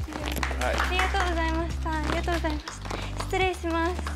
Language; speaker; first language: Japanese; non-native, fluent; English